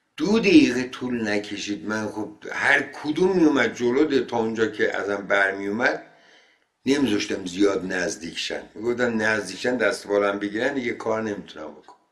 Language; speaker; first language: Persian; non-native, local second language; Azerbaijani